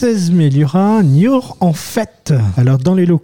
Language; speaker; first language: French; native; French